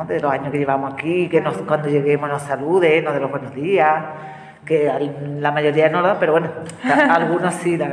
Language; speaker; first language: Spanish; native; Spanish